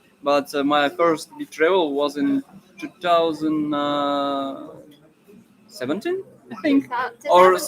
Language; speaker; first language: English; non-native, learner; Russian